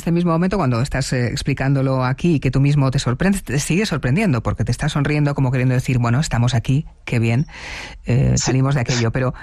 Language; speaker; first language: Spanish; native; Spanish